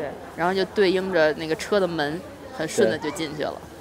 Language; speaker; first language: Chinese; native; Chinese